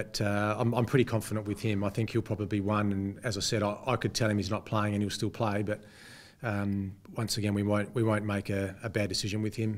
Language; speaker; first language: English; native; English